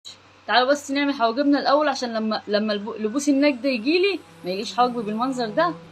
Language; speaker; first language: Arabic; native; Arabic